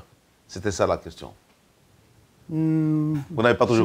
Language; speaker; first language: French; non-native, local second language; Haitian Creole